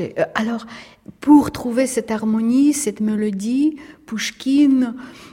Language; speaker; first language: French; non-native, fluent; Russian